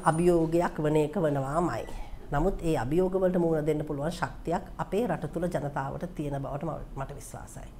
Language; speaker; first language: Sinhala; native; Sinhala